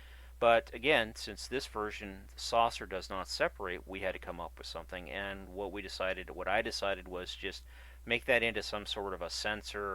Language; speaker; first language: English; native; English